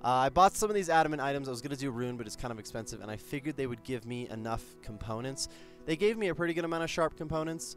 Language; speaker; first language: English; native; English